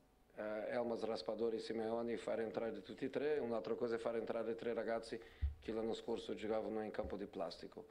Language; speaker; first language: Italian; non-native, fluent; Portuguese